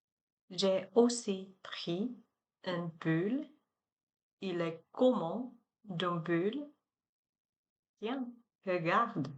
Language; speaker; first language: French; non-native, learner; Chinese